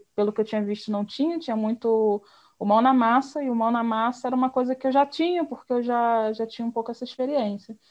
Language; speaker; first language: Portuguese; native; Portuguese